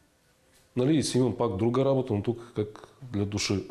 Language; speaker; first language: Bulgarian; early bilingual, heritage; Bulgarian